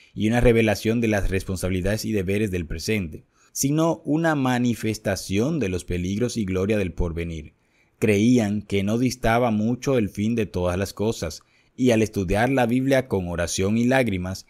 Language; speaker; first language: Spanish; native; Spanish